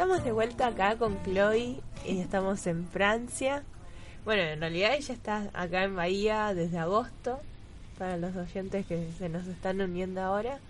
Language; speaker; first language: Spanish; native; Spanish